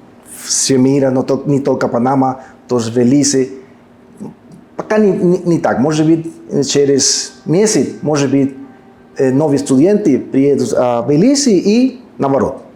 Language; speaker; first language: Russian; non-native, learner; Spanish